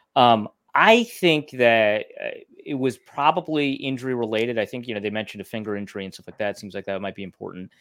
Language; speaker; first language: English; native; English